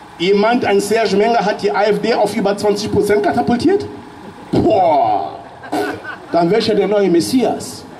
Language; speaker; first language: German; early bilingual, other home language; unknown